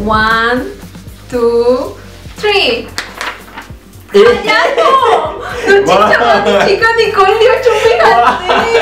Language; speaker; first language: Korean; non-native, learner; Spanish